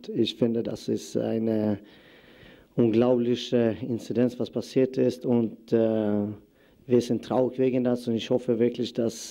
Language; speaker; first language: German; non-native, fluent; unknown